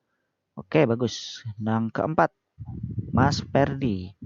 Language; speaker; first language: Indonesian; native; Indonesian